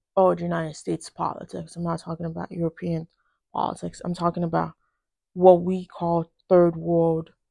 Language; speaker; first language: English; non-native, local second language; Yoruba